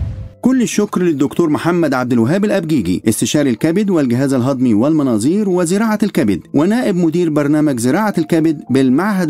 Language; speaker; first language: Arabic; native; Arabic